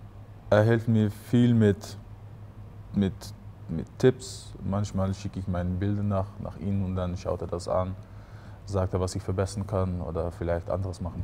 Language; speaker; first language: German; non-native, fluent; Dutch